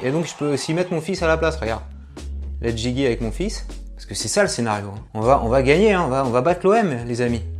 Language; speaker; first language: French; native; French